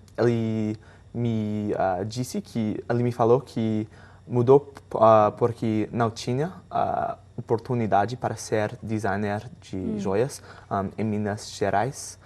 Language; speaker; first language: Portuguese; non-native, fluent; English